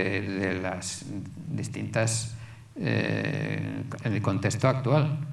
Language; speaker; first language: Spanish; native; Spanish